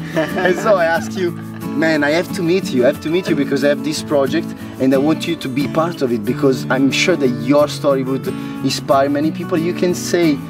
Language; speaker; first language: English; non-native, fluent; Italian